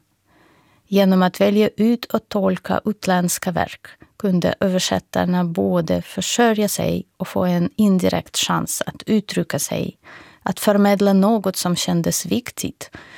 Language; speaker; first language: Swedish; non-native, fluent; Russian